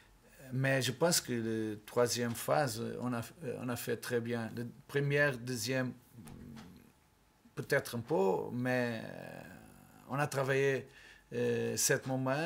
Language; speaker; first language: French; non-native, learner; Portuguese